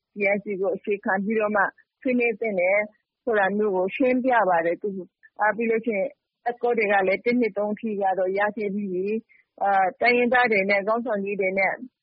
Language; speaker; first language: Burmese; native; Burmese